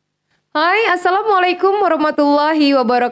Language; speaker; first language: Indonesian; native; Indonesian